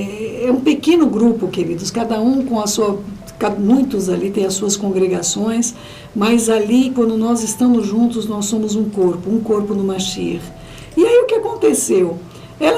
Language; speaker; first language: Portuguese; native; Portuguese